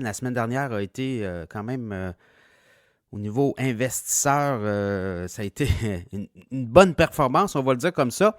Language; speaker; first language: French; native; French